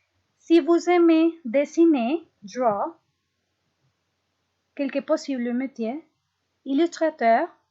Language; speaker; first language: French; non-native, fluent; Spanish